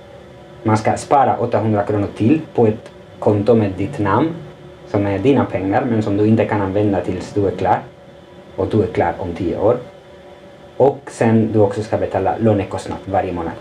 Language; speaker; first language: Swedish; non-native, fluent; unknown